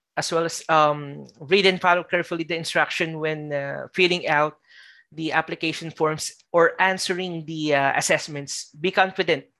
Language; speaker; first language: English; non-native, local second language; Filipino